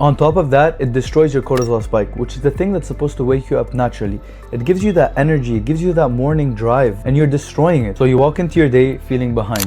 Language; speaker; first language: English; non-native, fluent; Arabic